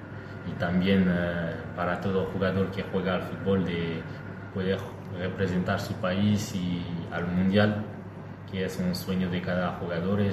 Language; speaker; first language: Spanish; non-native, learner; French